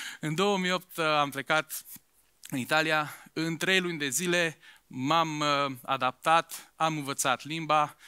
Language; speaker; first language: Romanian; non-native, local second language; Hungarian